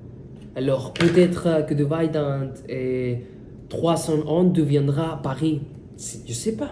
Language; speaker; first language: French; non-native, fluent; Spanish